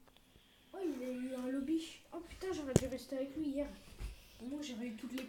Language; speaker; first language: French; native; French